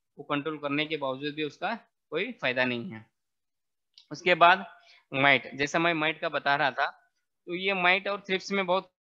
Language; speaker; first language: Hindi; non-native, local second language; Marathi